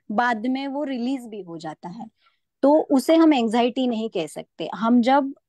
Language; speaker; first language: Hindi; non-native, local second language; Marathi